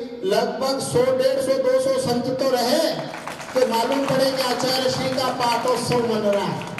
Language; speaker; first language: Hindi; native; Hindi